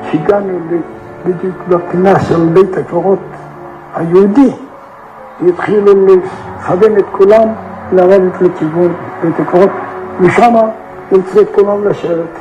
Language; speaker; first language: Hebrew; non-native, fluent; Yiddish